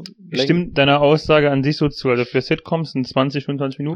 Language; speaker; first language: German; native; German